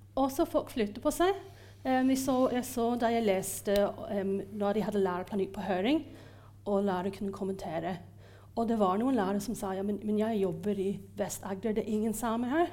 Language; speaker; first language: Norwegian; non-native, fluent; English